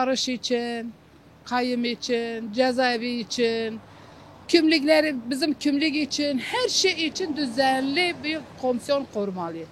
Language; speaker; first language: Turkish; non-native, local second language; Kurdish